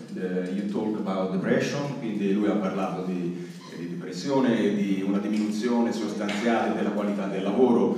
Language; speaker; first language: English; non-native, fluent; Italian